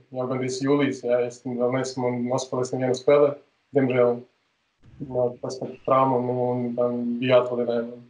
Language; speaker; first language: Latvian; non-native, local second language; Russian